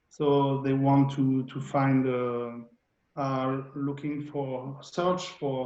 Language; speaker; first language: English; non-native, learner; French